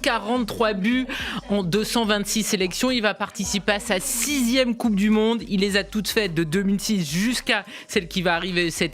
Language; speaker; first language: French; native; French